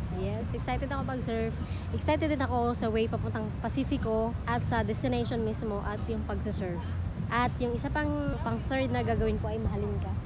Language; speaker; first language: Filipino; native; Filipino